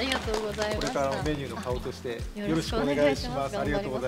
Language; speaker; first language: Japanese; native; Japanese